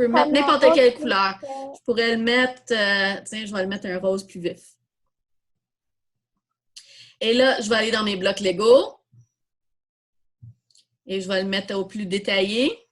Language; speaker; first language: French; native; French